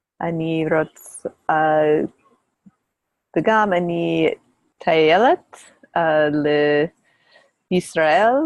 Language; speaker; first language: Hebrew; non-native, learner; English